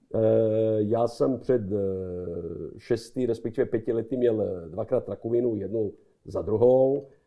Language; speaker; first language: Czech; non-native, fluent; Serbian